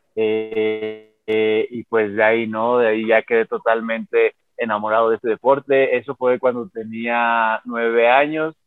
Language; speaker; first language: Spanish; native; Spanish